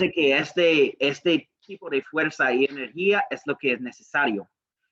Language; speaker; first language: Spanish; non-native, learner; English